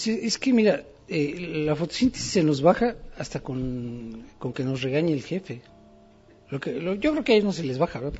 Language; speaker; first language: Spanish; native; Spanish